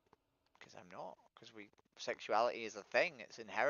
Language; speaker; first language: English; native; English